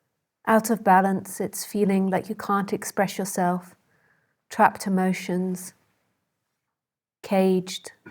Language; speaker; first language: English; native; English